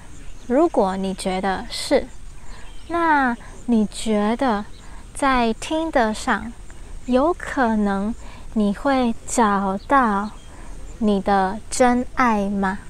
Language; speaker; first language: Chinese; non-native, learner; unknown